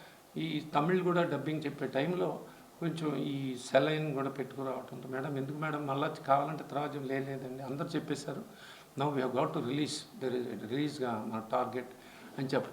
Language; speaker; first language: Telugu; native; Telugu